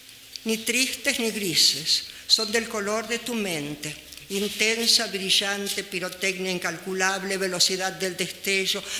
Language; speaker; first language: Spanish; native; Spanish